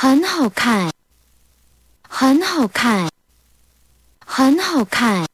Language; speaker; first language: Chinese; non-native, learner; Korean